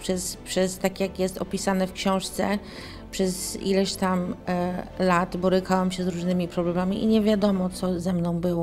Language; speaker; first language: Polish; early bilingual, heritage; English